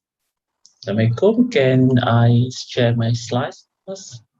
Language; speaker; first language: English; non-native, local second language; Malay